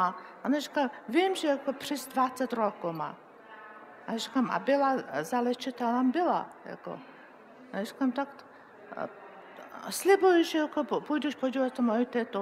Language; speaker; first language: Czech; non-native, learner; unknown